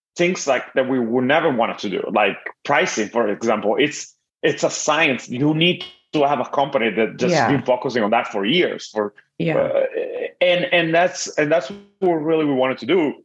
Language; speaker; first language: English; non-native, fluent; Italian